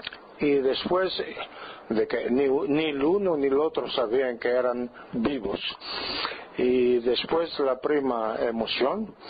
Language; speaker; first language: Spanish; non-native, fluent; Greek